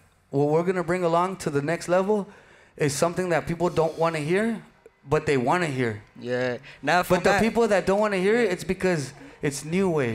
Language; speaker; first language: English; early bilingual, other home language; Spanish